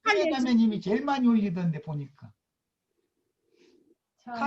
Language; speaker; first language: Korean; native; Korean